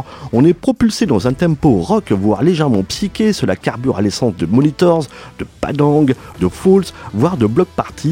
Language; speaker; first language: French; native; French